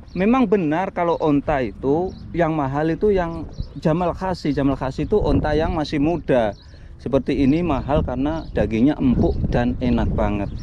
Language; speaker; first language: Indonesian; native; Indonesian